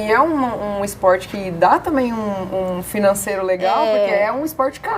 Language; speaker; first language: Portuguese; native; Portuguese